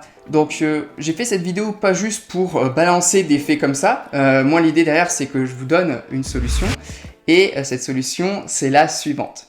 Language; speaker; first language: French; native; French